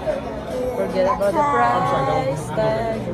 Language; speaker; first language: English; non-native, learner; Filipino